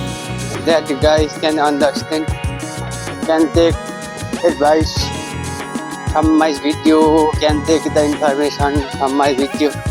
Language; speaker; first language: English; non-native, learner; Nepali